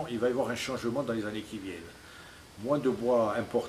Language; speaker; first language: French; native; French